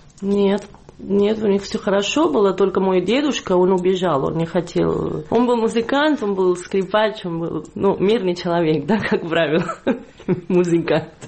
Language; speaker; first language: Russian; non-native, fluent; Catalan